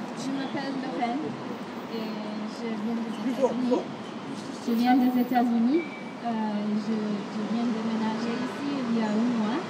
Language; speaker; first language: French; non-native, learner; English